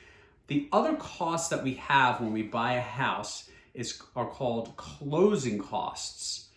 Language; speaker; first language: English; native; English